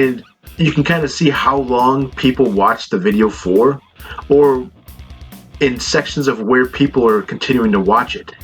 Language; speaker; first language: English; native; English